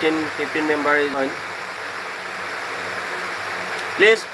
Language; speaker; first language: English; non-native, learner; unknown